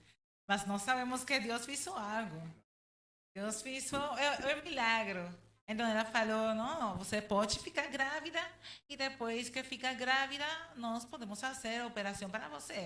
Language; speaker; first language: Portuguese; non-native, learner; Spanish